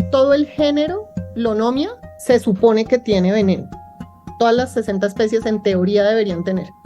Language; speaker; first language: Spanish; native; Spanish